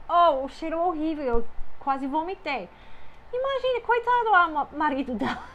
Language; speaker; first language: Portuguese; non-native, fluent; English